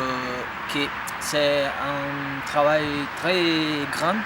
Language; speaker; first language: French; non-native, fluent; Italian